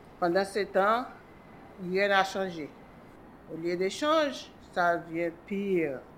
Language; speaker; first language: French; non-native, local second language; Haitian Creole